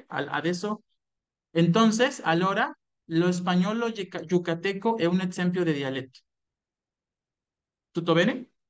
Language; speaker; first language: Italian; non-native, fluent; Spanish